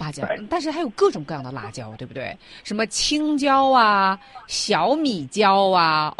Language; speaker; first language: Chinese; native; Chinese